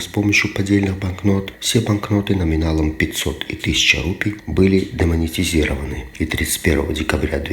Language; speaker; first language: Russian; native; Russian